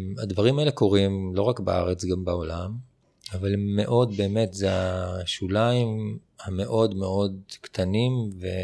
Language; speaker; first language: Hebrew; native; Hebrew